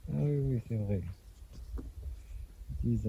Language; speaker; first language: French; non-native, local second language; Arabic